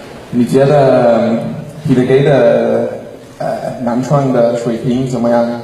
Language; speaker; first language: Chinese; non-native, learner; Danish